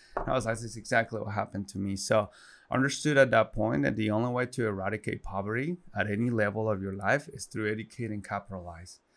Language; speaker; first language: English; non-native, fluent; Spanish